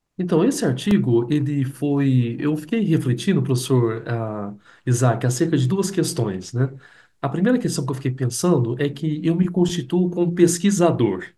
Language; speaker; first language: Portuguese; native; Portuguese